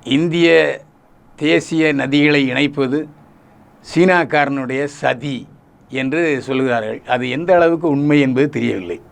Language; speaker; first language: Tamil; native; Tamil